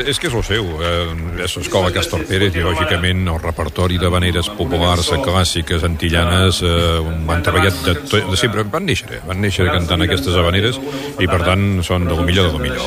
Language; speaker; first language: Catalan; native; Catalan